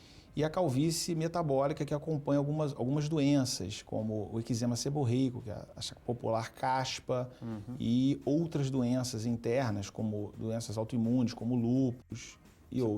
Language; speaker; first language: Portuguese; native; Portuguese